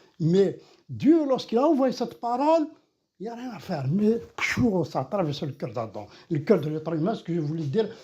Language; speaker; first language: French; non-native, local second language; Kabyle